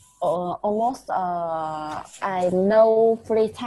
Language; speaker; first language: English; non-native, learner; Vietnamese